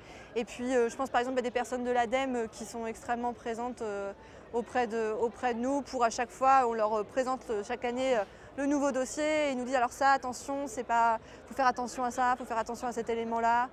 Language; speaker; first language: French; native; French